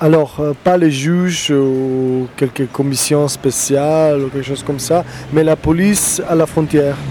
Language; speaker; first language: French; non-native, fluent; Slovenian